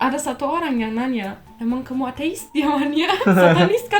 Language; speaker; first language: Indonesian; non-native, fluent; Turkish